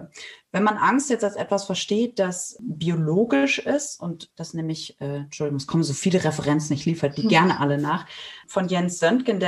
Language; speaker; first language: German; native; German